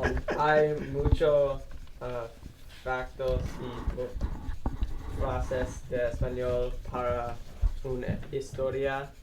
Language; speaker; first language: Spanish; non-native, learner; English